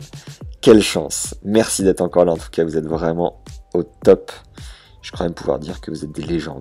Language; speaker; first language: French; native; French